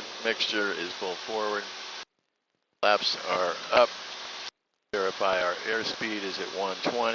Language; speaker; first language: English; native; English